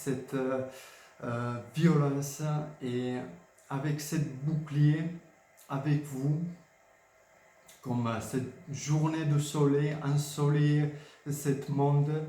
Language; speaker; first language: French; non-native, fluent; Georgian